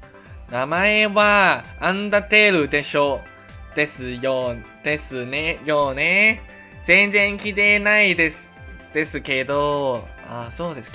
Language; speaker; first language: Japanese; non-native, learner; Cantonese